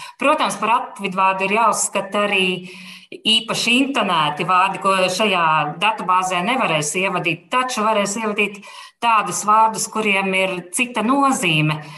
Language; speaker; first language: Latvian; native; Latvian